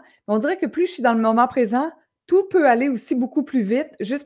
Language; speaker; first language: French; native; French